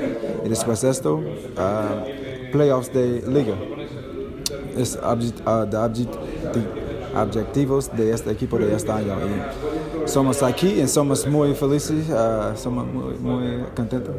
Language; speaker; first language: Spanish; non-native, learner; English